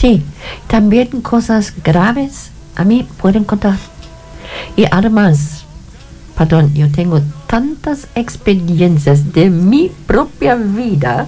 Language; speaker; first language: Spanish; non-native, fluent; German